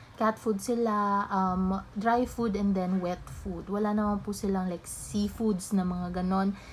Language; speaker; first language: Filipino; non-native, local second language; Cebuano